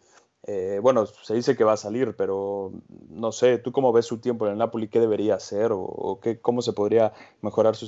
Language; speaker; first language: Spanish; native; Spanish